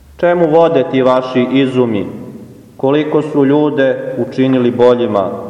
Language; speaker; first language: Serbian; native; Serbian